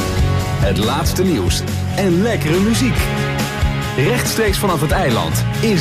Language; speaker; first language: Dutch; native; Dutch